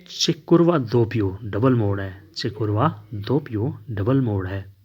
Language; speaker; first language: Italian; non-native, learner; Urdu